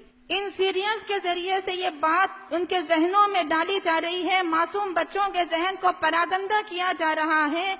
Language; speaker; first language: Urdu; native; Urdu